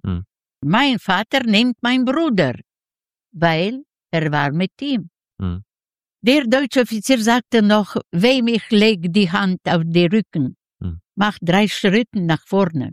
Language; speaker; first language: German; non-native, learner; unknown